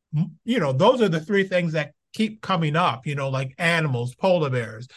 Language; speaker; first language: English; native; English